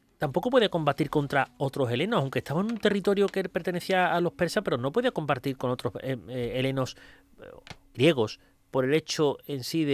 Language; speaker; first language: Spanish; native; Spanish